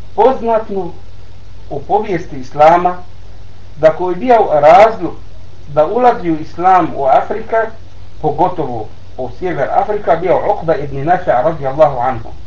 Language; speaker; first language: Bosnian; non-native, learner; Arabic